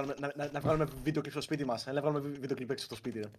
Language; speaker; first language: Greek; native; Greek